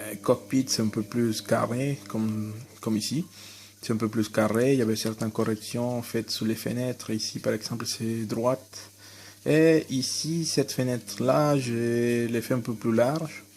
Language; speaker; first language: French; non-native, fluent; Spanish